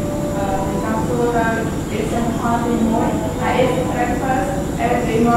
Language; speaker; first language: English; non-native, learner; Khmer